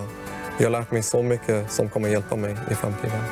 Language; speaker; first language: Swedish; early bilingual, other home language; Persian